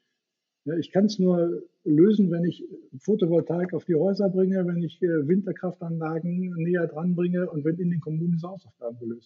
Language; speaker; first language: German; native; German